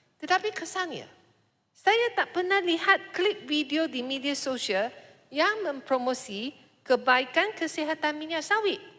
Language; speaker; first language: Malay; non-native, local second language; Chinese